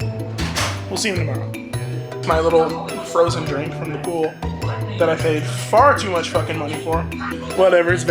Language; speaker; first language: English; native; English